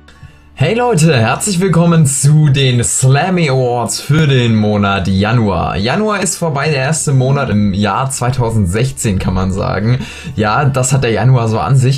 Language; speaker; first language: German; native; German